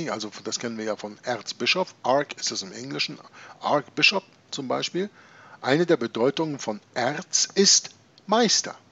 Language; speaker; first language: German; native; German